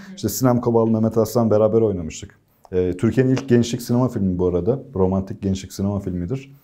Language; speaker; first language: Turkish; native; Turkish